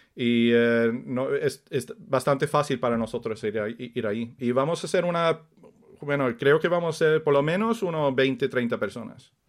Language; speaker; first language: Spanish; early bilingual, other home language; Swedish